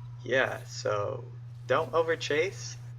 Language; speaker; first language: English; native; English